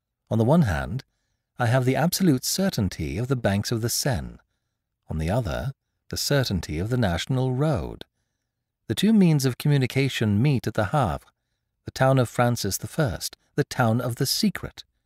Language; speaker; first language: English; native; English